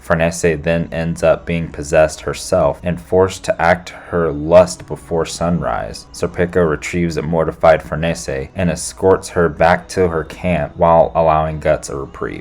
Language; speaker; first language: English; native; English